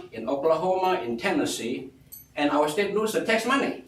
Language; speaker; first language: English; non-native, local second language; Min Nan Chinese